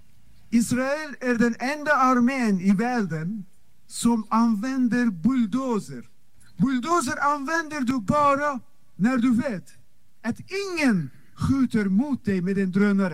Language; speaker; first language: Swedish; non-native, fluent; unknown